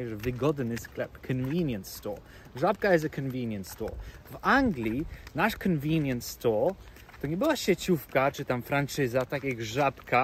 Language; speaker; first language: Polish; early bilingual, heritage; Polish